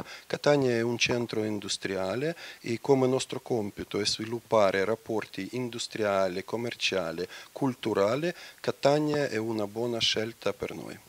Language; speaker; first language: Italian; non-native, fluent; Ukrainian